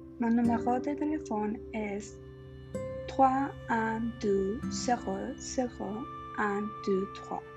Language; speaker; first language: French; non-native, learner; Spanish